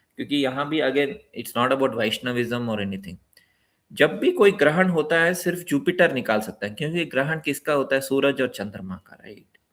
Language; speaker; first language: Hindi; non-native, local second language; Telugu